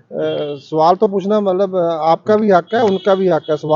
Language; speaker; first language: Hindi; non-native, local second language; Punjabi